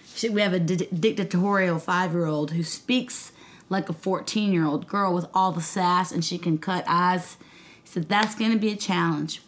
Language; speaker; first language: English; native; English